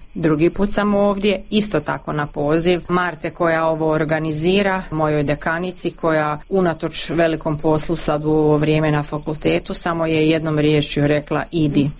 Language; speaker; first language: Serbian; native; Serbian